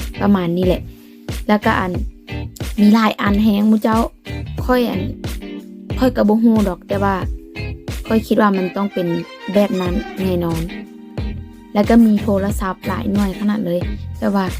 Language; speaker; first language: Thai; non-native, local second language; Lao